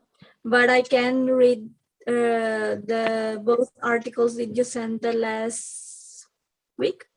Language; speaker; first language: English; non-native, learner; Spanish